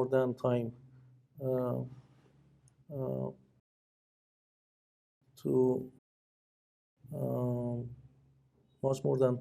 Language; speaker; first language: English; non-native, learner; Persian